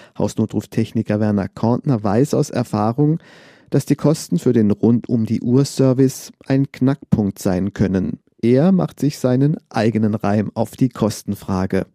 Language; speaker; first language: German; native; German